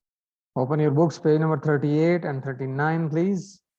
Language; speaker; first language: English; non-native, learner; Arabic